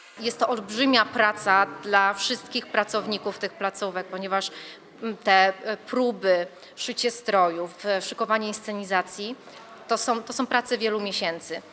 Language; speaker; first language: Polish; native; Polish